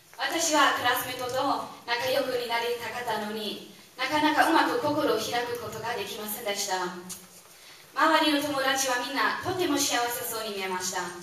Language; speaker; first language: Japanese; non-native, fluent; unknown